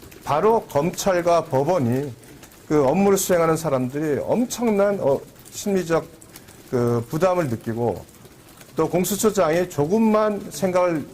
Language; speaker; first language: Korean; native; Korean